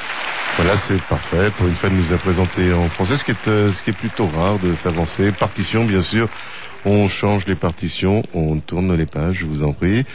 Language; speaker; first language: French; native; French